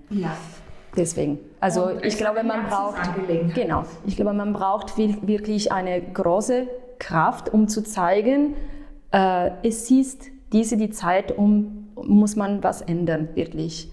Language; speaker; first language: German; non-native, fluent; Italian